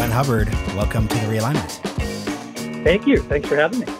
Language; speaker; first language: English; native; English